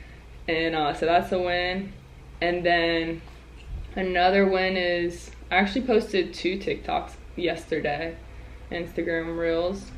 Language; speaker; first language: English; native; English